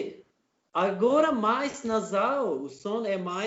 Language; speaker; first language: Portuguese; non-native, learner; Turkish